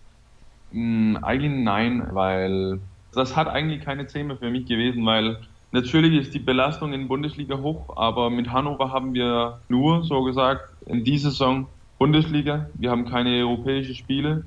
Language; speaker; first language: German; non-native, fluent; Danish